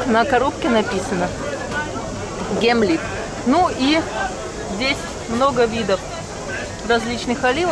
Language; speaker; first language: Russian; native; Russian